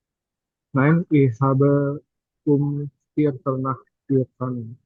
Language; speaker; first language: German; non-native, learner; Indonesian